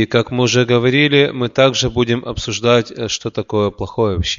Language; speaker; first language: Russian; native; Russian